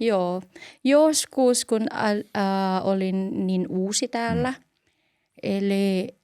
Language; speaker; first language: Finnish; non-native, learner; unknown